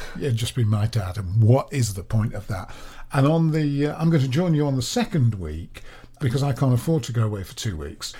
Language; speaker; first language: English; native; English